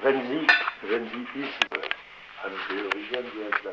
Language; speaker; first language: German; non-native, learner; French